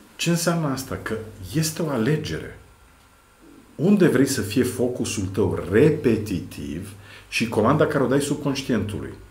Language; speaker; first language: Romanian; non-native, fluent; Serbian